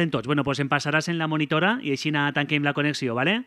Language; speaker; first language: Catalan; native; Catalan